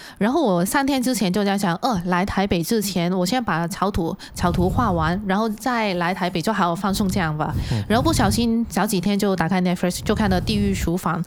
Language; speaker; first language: Chinese; non-native, local second language; Cantonese